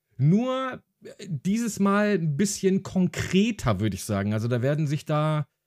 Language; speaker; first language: German; early bilingual, other home language; Hungarian